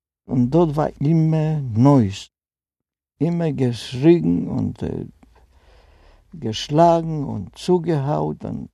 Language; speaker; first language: German; non-native, fluent; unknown